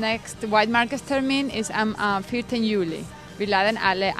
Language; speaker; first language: German; non-native, fluent; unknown